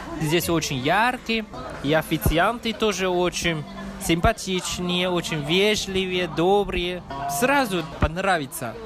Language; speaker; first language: Russian; non-native, learner; Chinese